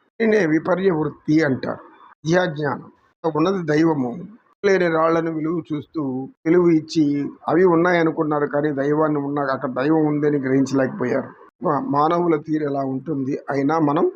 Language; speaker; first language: Telugu; native; Telugu